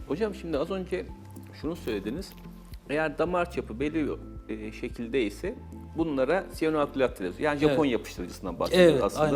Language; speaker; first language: Turkish; native; Turkish